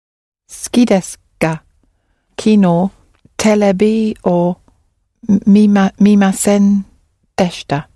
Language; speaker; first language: Japanese; non-native, learner; English